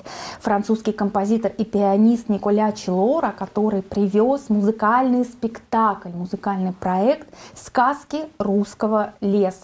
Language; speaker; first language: Russian; native; Russian